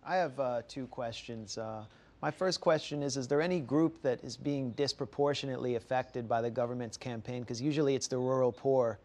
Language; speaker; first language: English; native; English